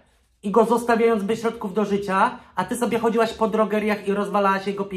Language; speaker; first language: Polish; native; Polish